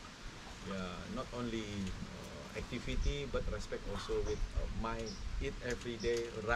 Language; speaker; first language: English; non-native, learner; Indonesian